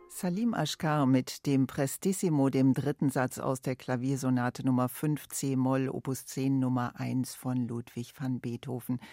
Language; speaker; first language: German; native; German